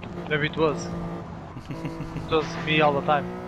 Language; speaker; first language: English; non-native, fluent; Portuguese